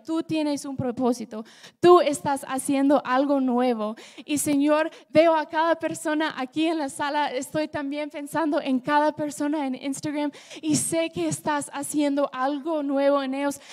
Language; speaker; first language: Spanish; non-native, fluent; English